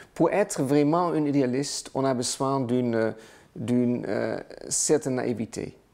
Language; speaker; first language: French; non-native, learner; Dutch